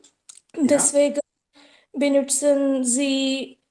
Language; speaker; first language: German; non-native, learner; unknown